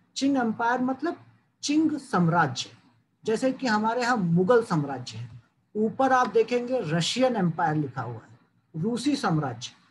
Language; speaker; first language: Hindi; native; Hindi